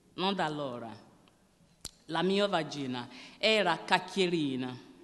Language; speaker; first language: Italian; non-native, learner; Yoruba